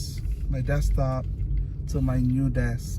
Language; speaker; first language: English; non-native, local second language; Filipino